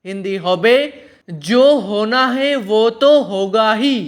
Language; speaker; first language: Hindi; non-native, local second language; Bangla